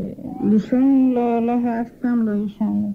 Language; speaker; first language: Hebrew; non-native, fluent; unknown